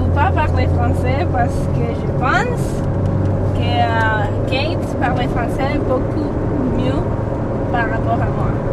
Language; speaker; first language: French; non-native, learner; Spanish